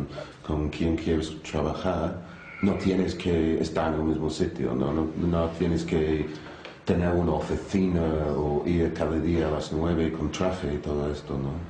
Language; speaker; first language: Spanish; non-native, fluent; English